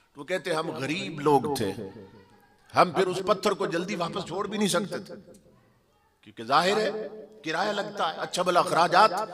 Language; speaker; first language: Urdu; non-native, local second language; Punjabi